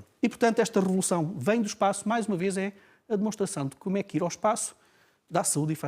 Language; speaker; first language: Portuguese; native; Portuguese